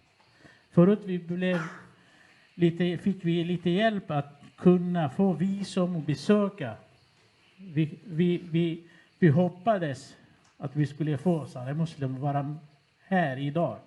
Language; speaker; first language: Swedish; non-native, fluent; Kurdish